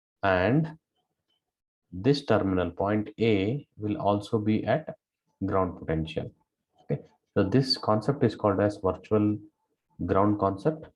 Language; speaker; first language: English; non-native, local second language; Kannada